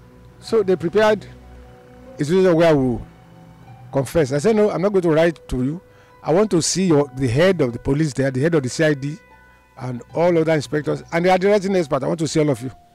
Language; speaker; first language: English; non-native, local second language; Yoruba